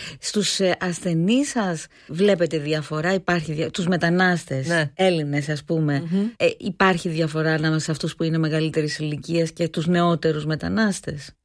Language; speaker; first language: Greek; native; Greek